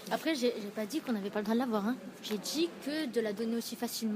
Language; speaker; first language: French; native; French